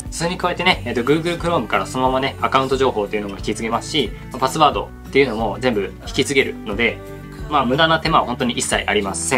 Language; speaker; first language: Japanese; native; Japanese